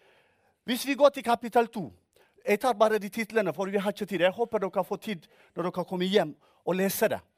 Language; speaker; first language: Norwegian; non-native, fluent; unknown